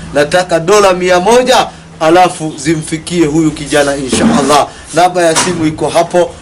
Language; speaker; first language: Swahili; non-native, local second language; Kikuyu